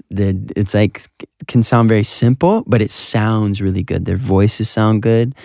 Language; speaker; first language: English; native; English